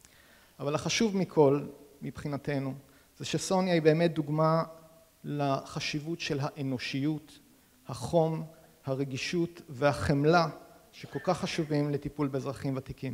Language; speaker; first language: Hebrew; native; Hebrew